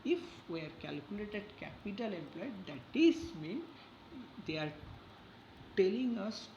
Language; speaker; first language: English; non-native, local second language; Bangla